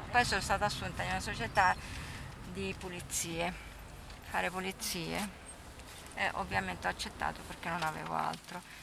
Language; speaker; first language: Italian; native; Italian